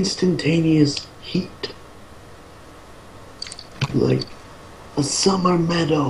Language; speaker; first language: English; native; English